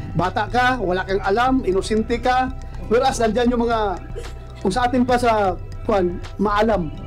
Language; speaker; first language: Filipino; non-native, local second language; Cebuano